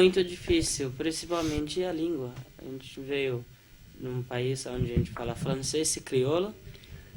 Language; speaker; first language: Portuguese; non-native, fluent; Haitian Creole